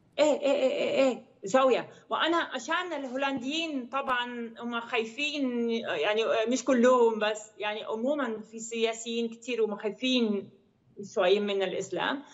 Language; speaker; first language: Arabic; non-native, learner; Dutch